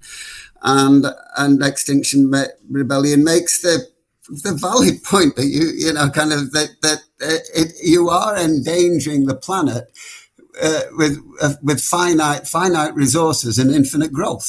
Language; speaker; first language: English; native; English